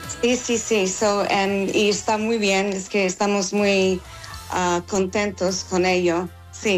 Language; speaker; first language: Spanish; non-native, learner; English